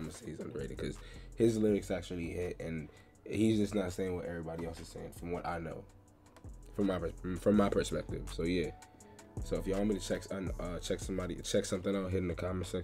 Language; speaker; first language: English; native; English